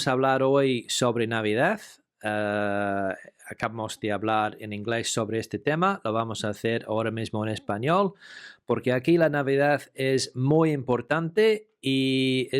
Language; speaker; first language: Spanish; non-native, fluent; English